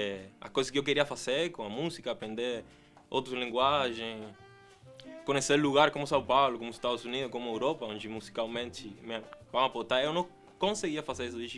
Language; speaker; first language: Portuguese; non-native, fluent; Spanish